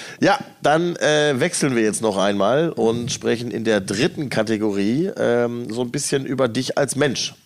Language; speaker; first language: German; native; German